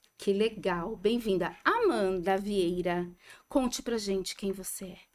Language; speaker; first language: Portuguese; native; Portuguese